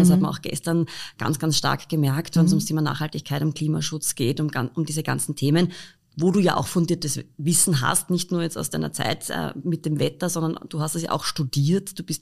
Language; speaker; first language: German; native; German